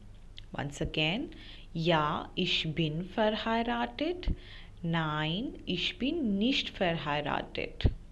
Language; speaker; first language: German; non-native, fluent; Hindi